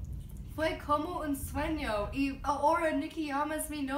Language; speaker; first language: Spanish; non-native, learner; English